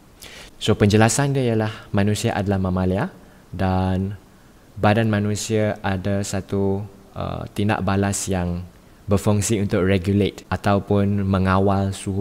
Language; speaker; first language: Malay; native; Malay